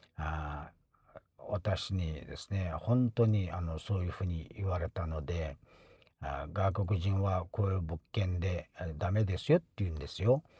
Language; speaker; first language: Japanese; non-native, fluent; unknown